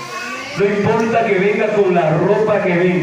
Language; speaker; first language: Spanish; native; Spanish